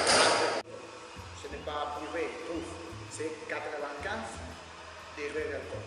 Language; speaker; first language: French; non-native, learner; Spanish